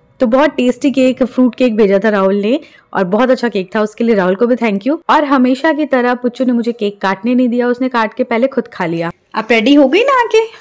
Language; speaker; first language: Hindi; native; Hindi